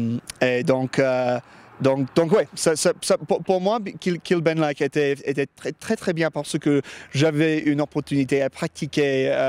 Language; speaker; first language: French; non-native, learner; English